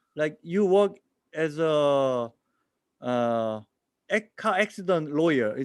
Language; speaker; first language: English; non-native, learner; Korean